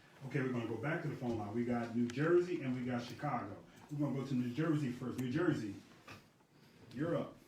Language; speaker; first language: English; native; English